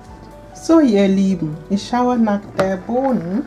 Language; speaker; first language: German; non-native, fluent; Akan